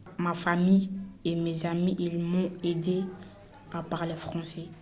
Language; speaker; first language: French; non-native, learner; Bambara